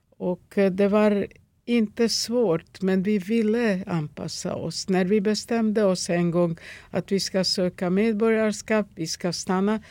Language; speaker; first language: Swedish; non-native, fluent; Serbian